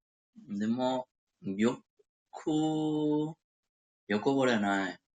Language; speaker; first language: Japanese; non-native, learner; Spanish